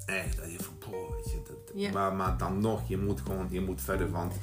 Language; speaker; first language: Dutch; non-native, fluent; Bosnian